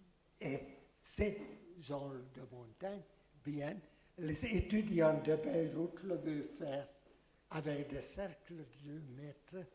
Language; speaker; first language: French; non-native, fluent; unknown